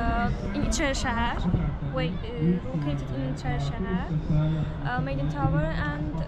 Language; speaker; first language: English; non-native, learner; Azerbaijani